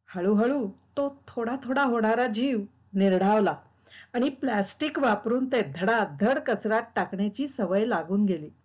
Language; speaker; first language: Marathi; native; Marathi